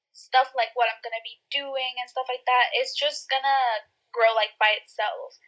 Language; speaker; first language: English; early bilingual, other home language; Spanish